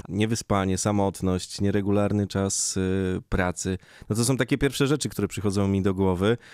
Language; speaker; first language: Polish; native; Polish